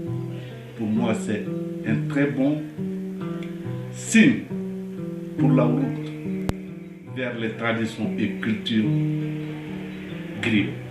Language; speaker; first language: French; non-native, local second language; Bambara